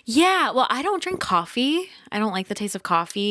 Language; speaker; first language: English; native; English